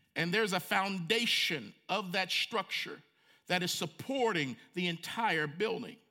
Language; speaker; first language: English; native; English